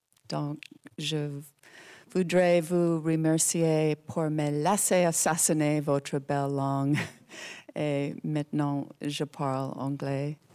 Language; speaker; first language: French; non-native, learner; English